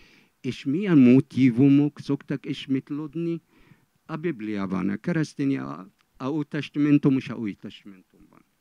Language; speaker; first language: Hungarian; non-native, fluent; Arabic